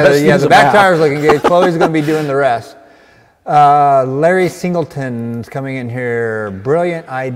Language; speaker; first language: English; native; English